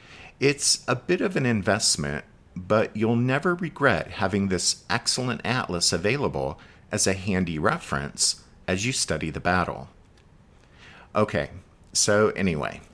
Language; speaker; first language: English; native; English